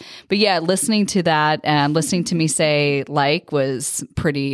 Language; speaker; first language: English; native; English